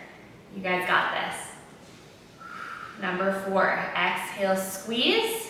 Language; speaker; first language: English; native; English